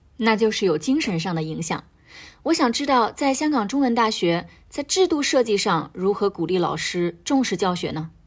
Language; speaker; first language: Chinese; native; Chinese